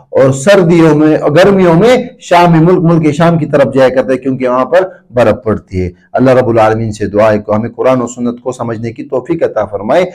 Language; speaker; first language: Urdu; non-native, local second language; Pashto